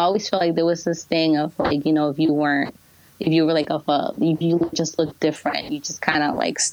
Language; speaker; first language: English; early bilingual, other home language; Spanish